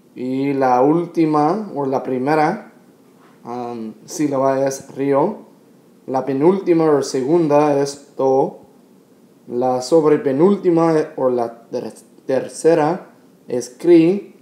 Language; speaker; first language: Spanish; non-native, fluent; English